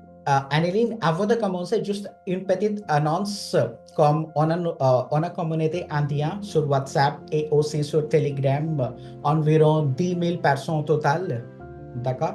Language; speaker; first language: French; non-native, fluent; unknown